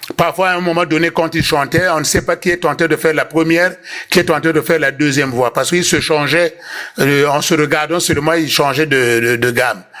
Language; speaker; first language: French; non-native, local second language; Kongo